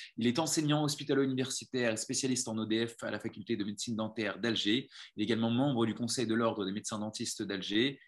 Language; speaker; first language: French; native; French